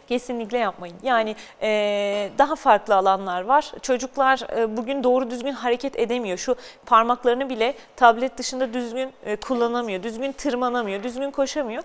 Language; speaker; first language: Turkish; early bilingual, heritage; Turkish